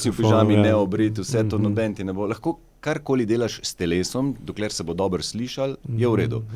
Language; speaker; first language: Slovenian; native; Slovenian